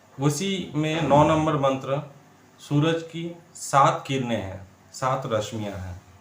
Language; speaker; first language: Hindi; non-native, local second language; Bangla